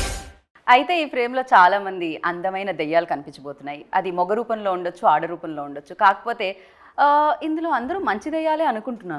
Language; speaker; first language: Telugu; native; Telugu